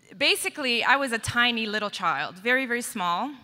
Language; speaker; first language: English; native; English